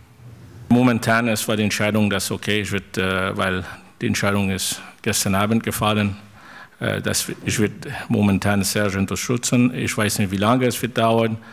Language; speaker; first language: German; non-native, fluent; French